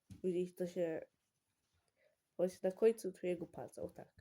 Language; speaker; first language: Polish; early bilingual, heritage; Polish